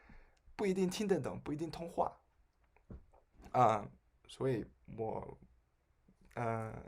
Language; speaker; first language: Chinese; non-native, fluent; Spanish